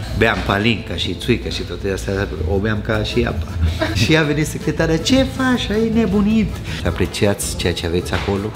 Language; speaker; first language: Romanian; non-native, fluent; Spanish